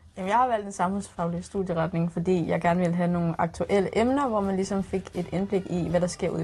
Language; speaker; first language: Danish; native; Danish